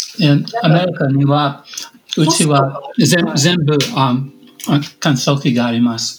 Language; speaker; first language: Japanese; non-native, learner; English